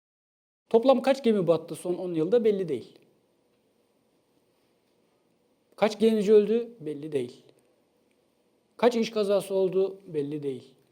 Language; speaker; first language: Turkish; native; Turkish